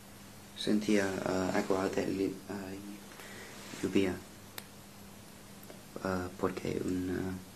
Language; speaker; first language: Spanish; non-native, learner; English